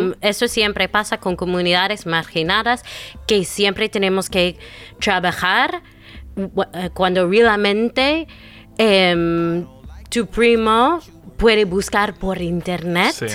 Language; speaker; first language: Spanish; non-native, fluent; English